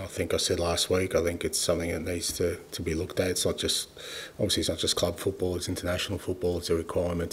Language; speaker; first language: English; native; English